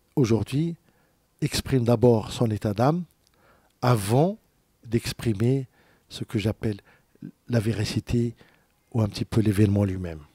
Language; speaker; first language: French; non-native, local second language; Arabic